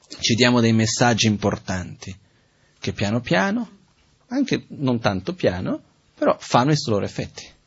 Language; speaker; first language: Italian; non-native, fluent; Portuguese